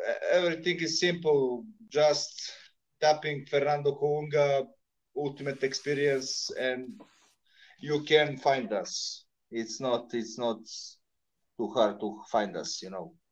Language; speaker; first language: English; non-native, learner; Serbian